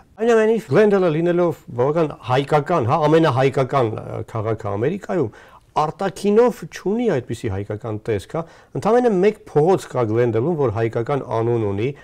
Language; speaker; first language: Armenian; native; Armenian